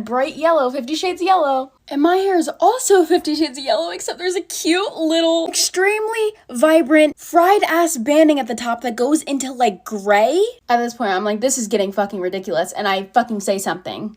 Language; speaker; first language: English; native; English